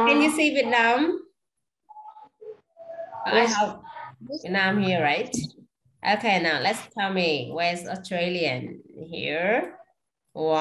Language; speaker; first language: English; non-native, fluent; Vietnamese